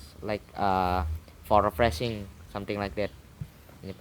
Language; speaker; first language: English; non-native, learner; Indonesian